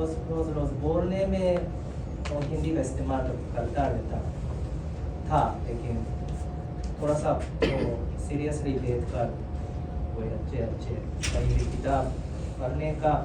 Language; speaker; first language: Hindi; non-native, fluent; Japanese